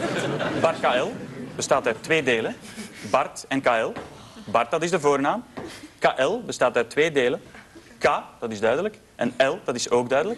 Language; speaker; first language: Dutch; native; Dutch